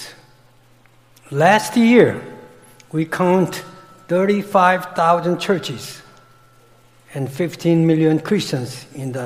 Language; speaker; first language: English; non-native, fluent; Korean